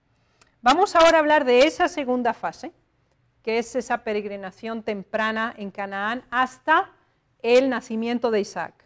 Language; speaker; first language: Spanish; native; Spanish